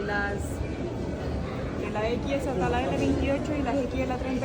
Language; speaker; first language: Spanish; native; Spanish